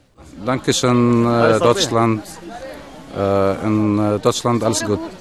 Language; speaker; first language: German; non-native, learner; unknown